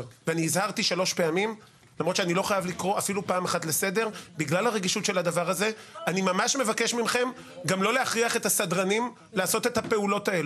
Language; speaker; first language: Hebrew; native; Hebrew